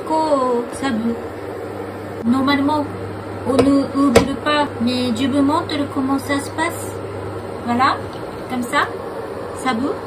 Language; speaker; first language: French; non-native, learner; Japanese